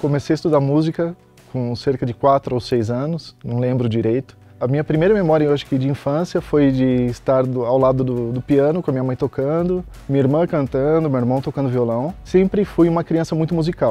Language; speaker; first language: Portuguese; native; Portuguese